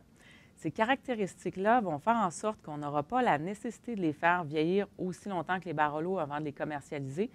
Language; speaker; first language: French; native; French